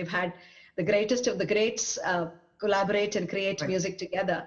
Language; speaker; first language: English; non-native, local second language; Tamil